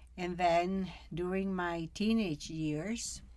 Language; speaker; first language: English; early bilingual, other home language; Spanish